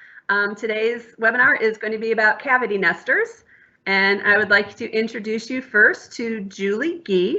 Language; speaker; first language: English; native; English